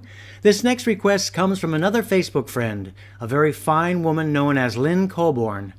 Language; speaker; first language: English; native; English